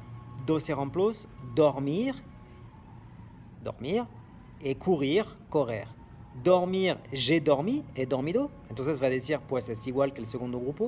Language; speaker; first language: Spanish; non-native, fluent; French